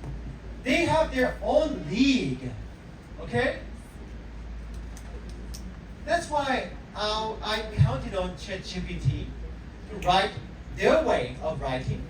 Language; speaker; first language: English; non-native, fluent; Korean